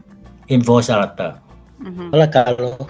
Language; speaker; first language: Spanish; non-native, learner; English